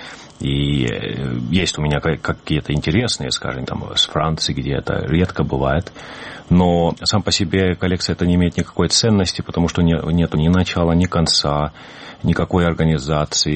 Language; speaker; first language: Russian; native; Russian